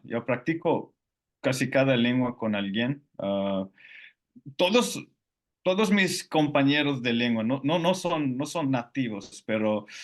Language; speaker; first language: Spanish; non-native, fluent; Finnish